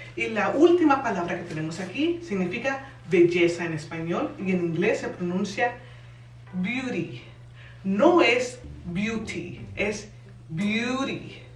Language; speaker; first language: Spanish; native; Spanish